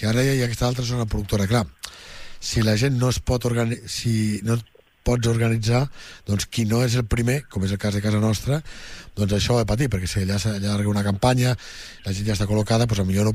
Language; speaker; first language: Catalan; native; Catalan